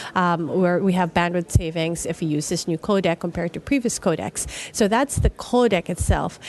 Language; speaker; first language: English; non-native, local second language; Filipino